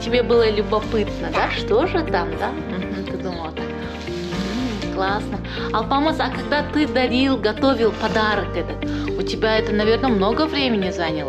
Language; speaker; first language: Russian; native; Russian